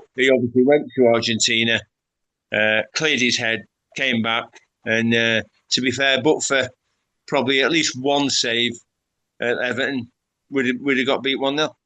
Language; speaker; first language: English; native; English